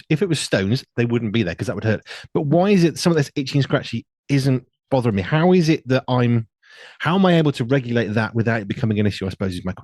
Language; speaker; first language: English; native; English